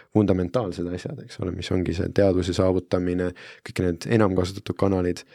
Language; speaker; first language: Estonian; non-native, fluent; Italian